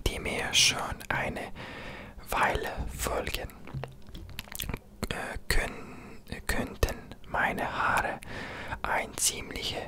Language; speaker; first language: German; non-native, learner; English